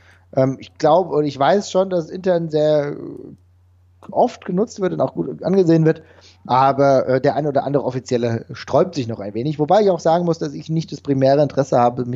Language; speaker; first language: German; native; German